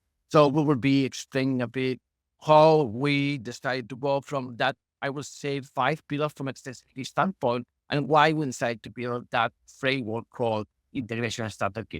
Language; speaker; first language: English; non-native, fluent; Spanish